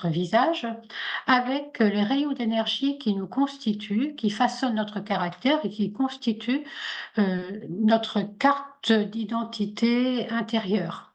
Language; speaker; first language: French; native; French